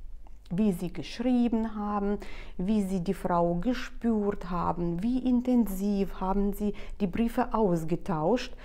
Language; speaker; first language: German; non-native, fluent; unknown